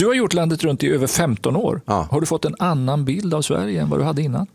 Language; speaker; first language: Swedish; native; Swedish